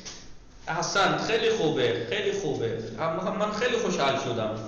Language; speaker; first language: Persian; non-native, fluent; Urdu